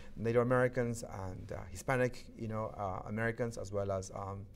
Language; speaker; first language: English; non-native, fluent; Shipibo-Conibo